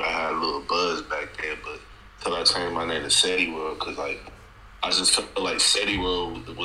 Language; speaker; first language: English; native; English